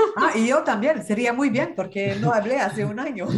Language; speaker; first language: Spanish; non-native, learner; French